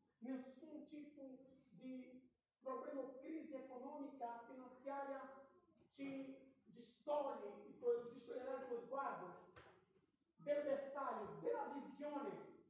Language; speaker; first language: Italian; non-native, fluent; Portuguese